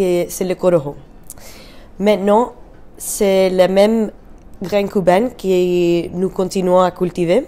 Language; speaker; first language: French; non-native, learner; Spanish